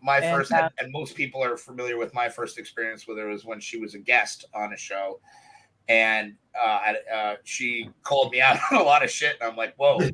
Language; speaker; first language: English; native; English